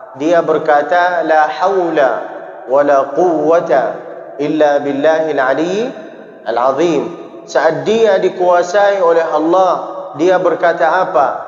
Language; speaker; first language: Malay; early bilingual, heritage; Malay